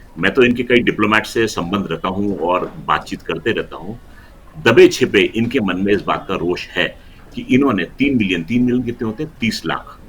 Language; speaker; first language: Hindi; non-native, local second language; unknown